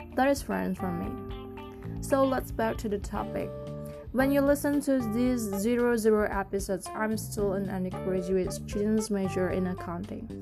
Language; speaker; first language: English; non-native, learner; Indonesian